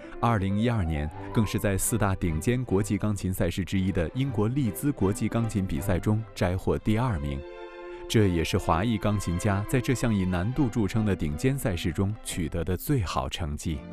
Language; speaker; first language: Chinese; native; Chinese